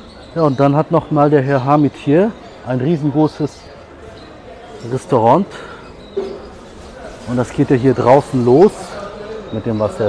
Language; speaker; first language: German; native; German